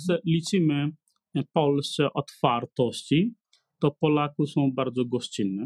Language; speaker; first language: Polish; non-native, learner; Nepali